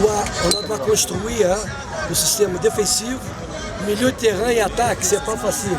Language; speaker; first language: French; non-native, fluent; Portuguese